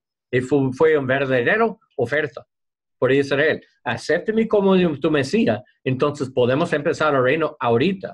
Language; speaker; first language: Spanish; non-native, learner; English